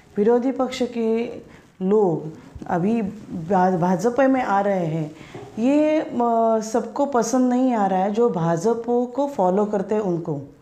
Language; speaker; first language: Hindi; non-native, local second language; Marathi